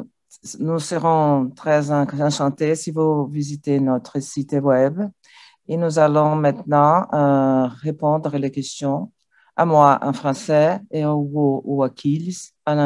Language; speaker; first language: French; non-native, learner; Portuguese